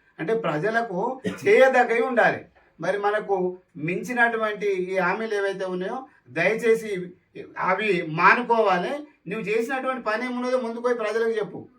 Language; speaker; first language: Telugu; native; Telugu